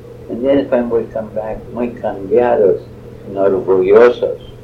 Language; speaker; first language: Spanish; early bilingual, other home language; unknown